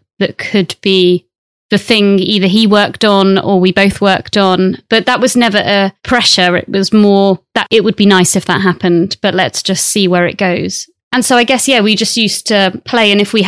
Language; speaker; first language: English; native; English